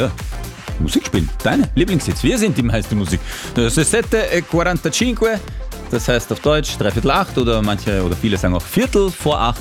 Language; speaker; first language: German; native; German